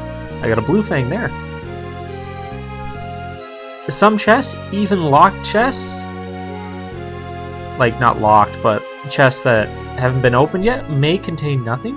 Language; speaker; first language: English; native; English